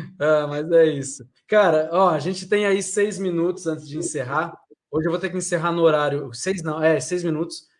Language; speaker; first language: Portuguese; native; Portuguese